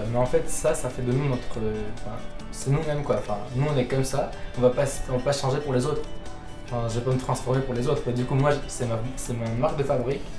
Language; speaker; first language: French; early bilingual, other home language; Armenian